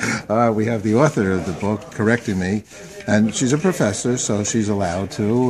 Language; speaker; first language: English; native; English